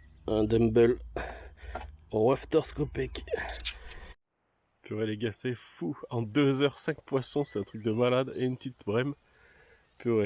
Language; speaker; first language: French; native; French